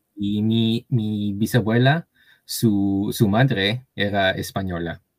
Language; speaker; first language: Spanish; non-native, learner; Chinese